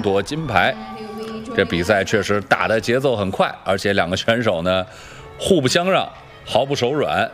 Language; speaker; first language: Chinese; native; Chinese